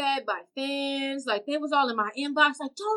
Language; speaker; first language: English; native; English